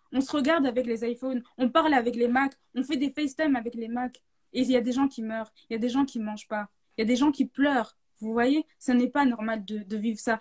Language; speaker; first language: French; native; French